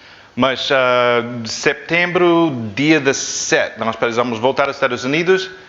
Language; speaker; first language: Portuguese; non-native, fluent; English